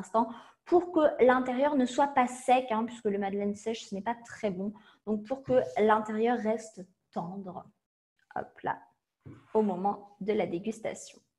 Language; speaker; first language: French; native; French